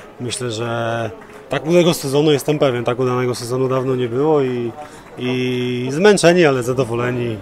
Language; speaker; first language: Polish; native; Polish